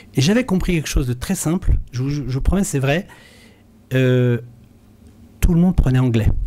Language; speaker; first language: French; early bilingual, other home language; Arabic